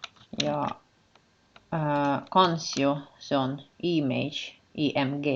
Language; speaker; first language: Finnish; non-native, learner; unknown